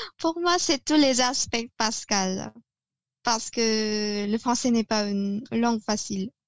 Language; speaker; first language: French; non-native, fluent; Filipino